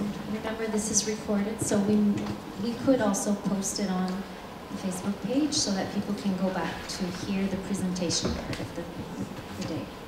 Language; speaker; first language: English; non-native, local second language; French